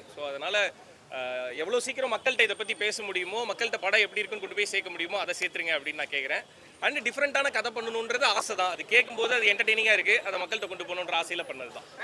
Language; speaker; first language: Tamil; native; Tamil